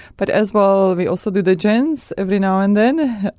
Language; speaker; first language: English; non-native, fluent; Czech